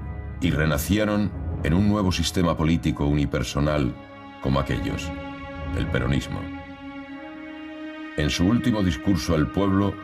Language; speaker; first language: Spanish; native; Spanish